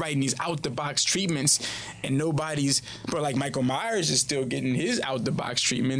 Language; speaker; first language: English; native; English